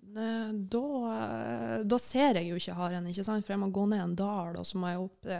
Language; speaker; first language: Norwegian; native; Norwegian